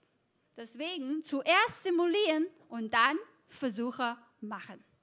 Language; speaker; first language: German; non-native, fluent; Chinese